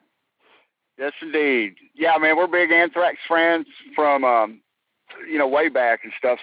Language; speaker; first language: English; native; English